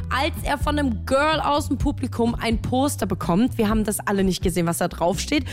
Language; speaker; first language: German; native; German